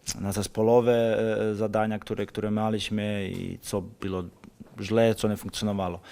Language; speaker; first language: Polish; non-native, fluent; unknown